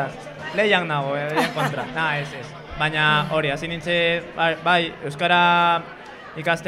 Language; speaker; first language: Basque; non-native, local second language; Spanish